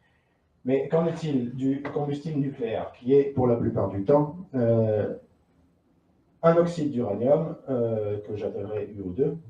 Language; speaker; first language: French; native; French